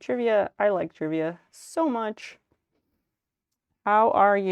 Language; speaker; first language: English; native; English